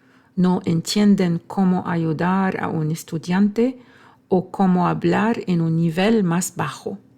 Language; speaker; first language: Spanish; non-native, fluent; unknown